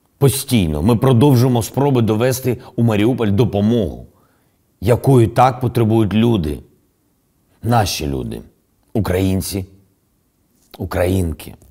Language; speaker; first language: Ukrainian; non-native, local second language; Russian